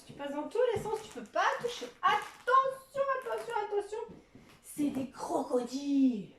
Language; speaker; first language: French; native; French